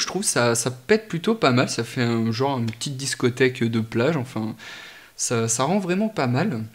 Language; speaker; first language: French; native; French